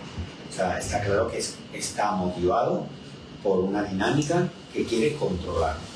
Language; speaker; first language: Spanish; native; Spanish